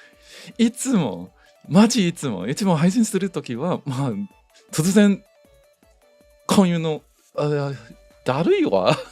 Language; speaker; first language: Japanese; non-native, learner; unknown